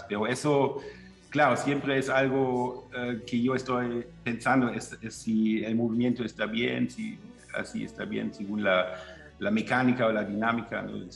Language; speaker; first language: Spanish; non-native, fluent; German